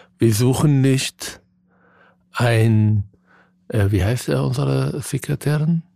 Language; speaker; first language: German; non-native, fluent; Arabic